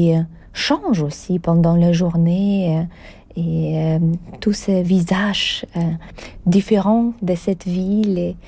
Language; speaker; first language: French; non-native, fluent; Russian